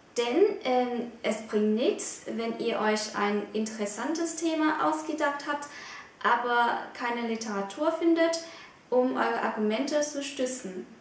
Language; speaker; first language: German; non-native, fluent; Vietnamese